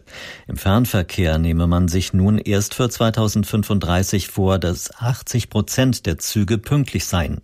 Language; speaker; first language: German; native; German